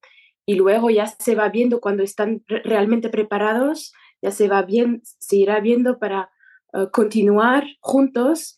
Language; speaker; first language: Spanish; non-native, fluent; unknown